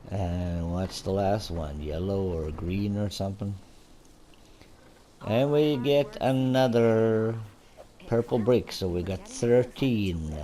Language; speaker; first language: English; non-native, fluent; Swedish